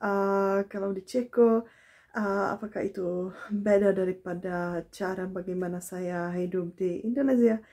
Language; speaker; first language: Indonesian; non-native, fluent; Czech